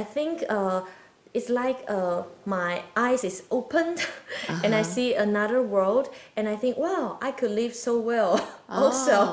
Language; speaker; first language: English; non-native, fluent; Chinese